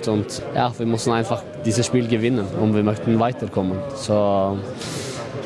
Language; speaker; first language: German; non-native, fluent; Norwegian